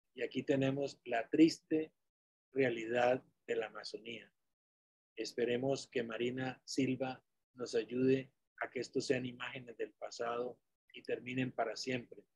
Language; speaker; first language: Spanish; native; Spanish